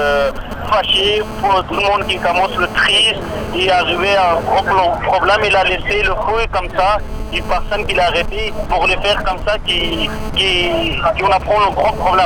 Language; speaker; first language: French; non-native, learner; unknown